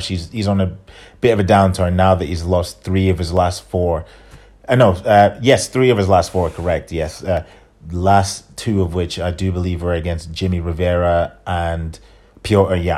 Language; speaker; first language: English; native; English